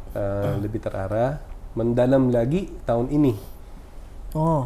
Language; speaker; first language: Indonesian; non-native, fluent; Filipino